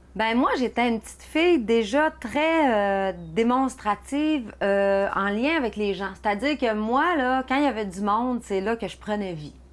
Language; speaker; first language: French; native; French